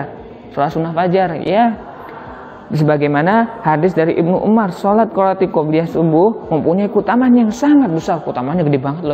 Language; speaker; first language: Indonesian; native; Indonesian